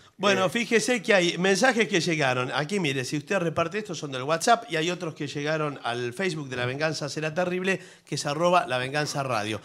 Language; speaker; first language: Spanish; native; Spanish